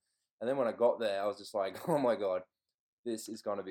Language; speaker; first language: English; native; English